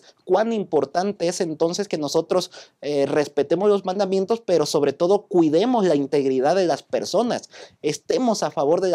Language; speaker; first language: Spanish; native; Spanish